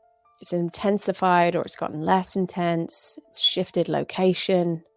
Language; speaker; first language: English; native; English